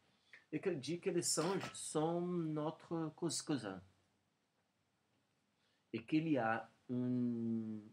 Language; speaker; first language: French; non-native, learner; Portuguese